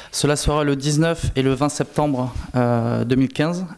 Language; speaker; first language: French; native; French